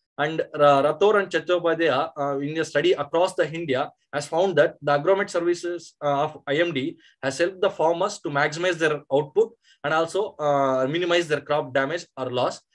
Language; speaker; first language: English; non-native, local second language; Kannada